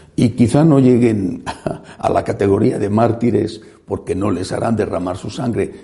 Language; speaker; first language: Spanish; native; Spanish